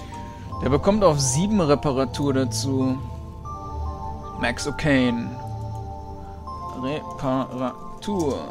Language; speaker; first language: German; native; German